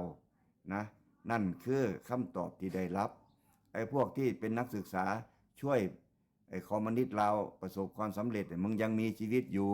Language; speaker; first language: Thai; non-native, local second language; Lao